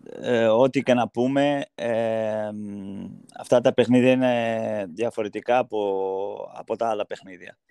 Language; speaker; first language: Greek; non-native, fluent; Portuguese